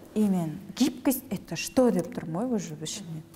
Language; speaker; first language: Russian; non-native, local second language; Kazakh